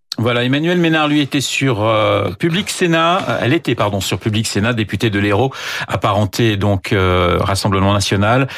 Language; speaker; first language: French; native; French